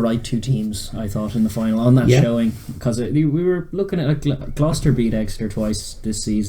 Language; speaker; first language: English; native; English